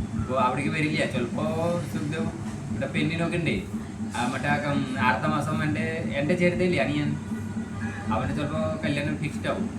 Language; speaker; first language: Malayalam; non-native, fluent; Bangla